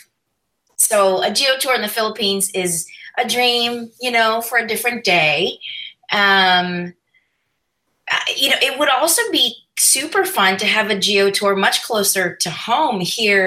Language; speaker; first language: English; non-native, local second language; Filipino